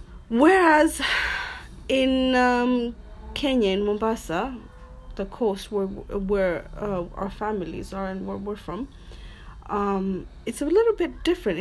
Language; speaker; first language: English; non-native, local second language; Swahili